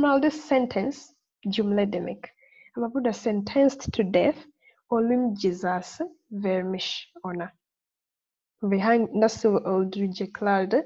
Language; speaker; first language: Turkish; non-native, fluent; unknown